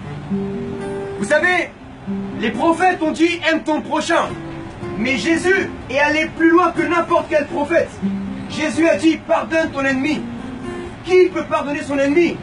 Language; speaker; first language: French; native; French